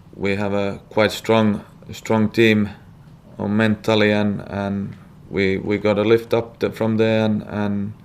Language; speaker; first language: English; non-native, fluent; Finnish